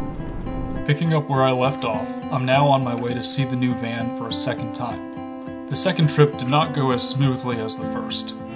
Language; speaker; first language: English; native; English